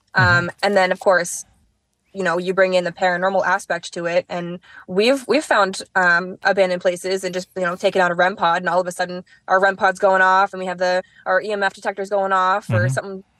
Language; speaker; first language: English; native; English